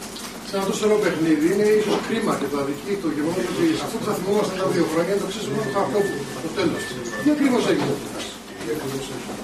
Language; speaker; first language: Greek; native; Greek